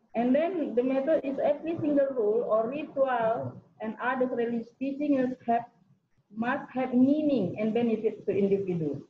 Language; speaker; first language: English; non-native, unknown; Indonesian